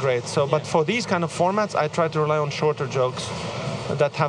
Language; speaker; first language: English; non-native, fluent; Arabic